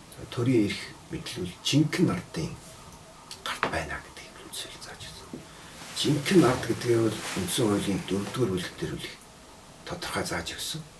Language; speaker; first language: Mongolian; native; Mongolian